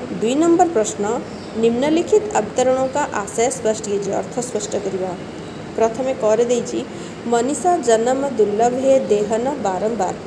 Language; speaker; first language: Hindi; non-native, local second language; Odia